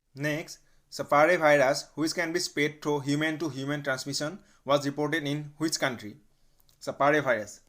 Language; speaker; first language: English; non-native, local second language; Assamese